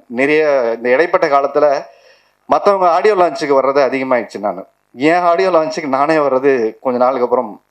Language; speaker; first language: Tamil; native; Tamil